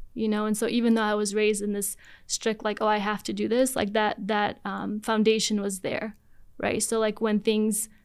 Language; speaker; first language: English; early bilingual, other home language; Polish